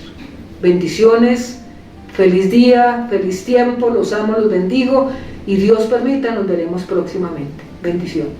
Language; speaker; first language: Spanish; native; Spanish